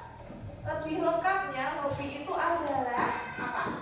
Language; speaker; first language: Indonesian; native; Indonesian